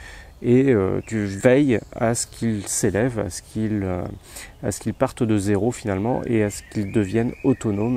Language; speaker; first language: French; native; French